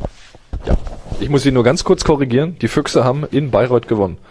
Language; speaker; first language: German; native; German